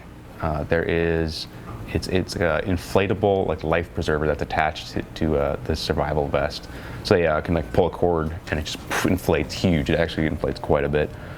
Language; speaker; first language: English; native; English